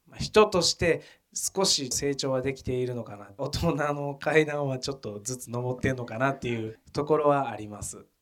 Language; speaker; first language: Japanese; native; Japanese